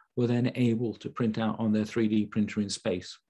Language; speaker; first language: English; native; English